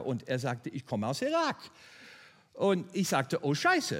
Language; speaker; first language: German; non-native, fluent; English